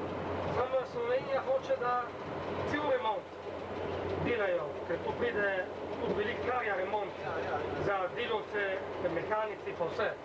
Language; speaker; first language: Slovenian; non-native, learner; Italian